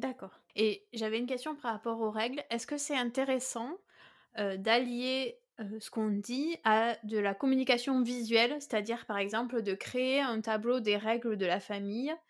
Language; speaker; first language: French; native; French